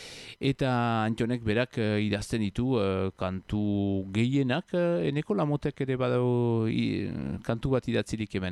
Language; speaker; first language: Basque; native; Basque